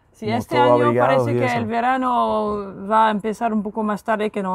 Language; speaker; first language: Spanish; non-native, fluent; French